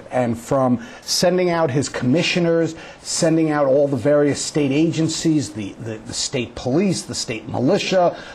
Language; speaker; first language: English; native; English